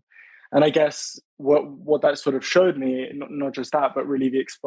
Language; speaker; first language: English; native; English